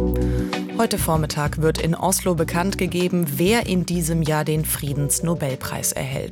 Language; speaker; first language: German; native; German